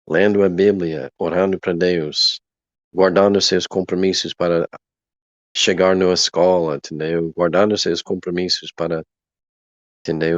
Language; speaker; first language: Portuguese; non-native, learner; English